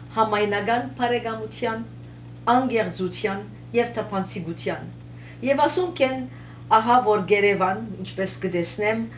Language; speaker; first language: Armenian; early bilingual, heritage; Armenian